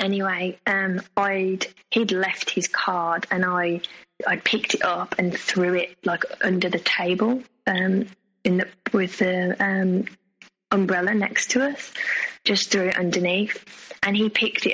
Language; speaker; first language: English; native; English